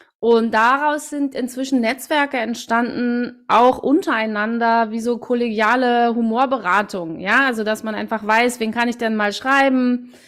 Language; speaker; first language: German; native; German